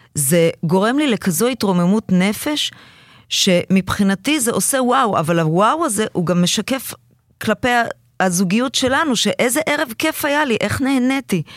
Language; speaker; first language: Hebrew; early bilingual, other home language; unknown